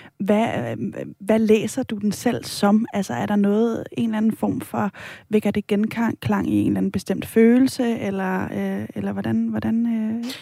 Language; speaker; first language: Danish; native; Danish